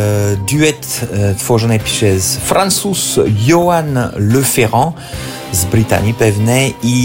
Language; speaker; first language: Polish; non-native, fluent; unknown